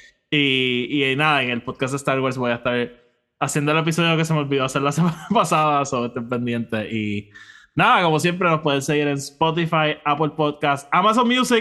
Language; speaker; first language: Spanish; native; Spanish